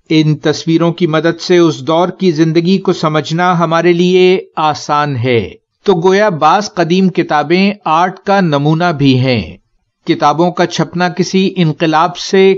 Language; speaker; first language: Urdu; native; Urdu